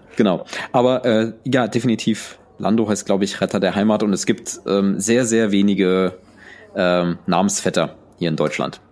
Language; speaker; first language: German; early bilingual, other home language; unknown